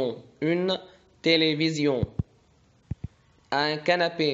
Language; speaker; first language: French; non-native, fluent; Arabic